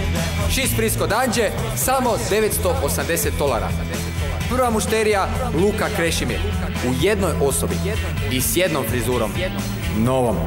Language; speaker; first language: Serbian; native; Serbian